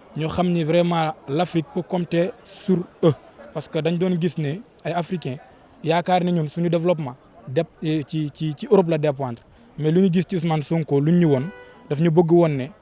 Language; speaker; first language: Wolof; non-native, local second language; Fula